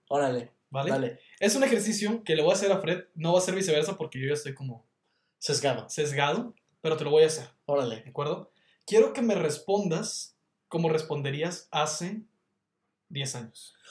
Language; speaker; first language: Spanish; native; Spanish